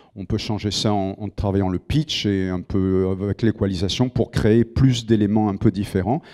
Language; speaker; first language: French; native; French